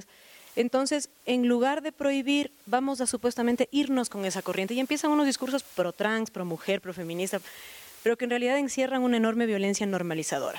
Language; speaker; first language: Spanish; native; Spanish